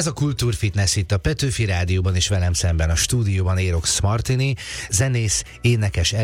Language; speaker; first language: Hungarian; native; Hungarian